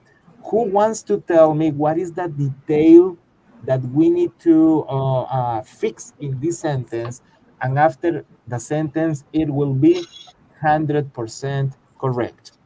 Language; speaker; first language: English; non-native, fluent; Spanish